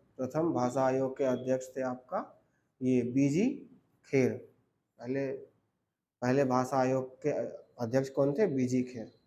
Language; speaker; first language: Hindi; native; Hindi